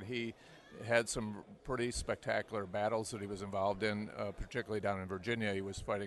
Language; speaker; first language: English; native; English